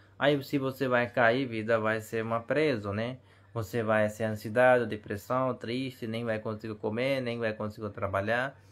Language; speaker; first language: Portuguese; non-native, learner; Hindi